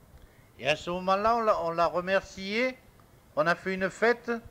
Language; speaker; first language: French; native; French